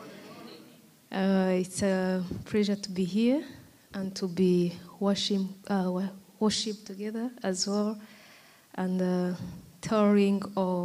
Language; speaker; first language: English; non-native, local second language; Kinyarwanda